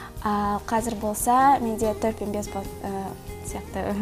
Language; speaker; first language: Kazakh; non-native, local second language; Russian